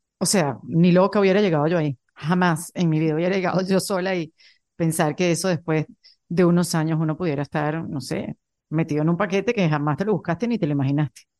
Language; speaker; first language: Spanish; native; Spanish